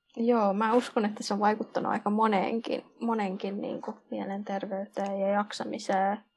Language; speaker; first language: Finnish; early bilingual, other home language; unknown